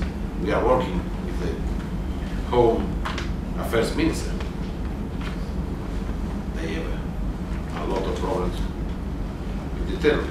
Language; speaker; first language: English; non-native, learner; Italian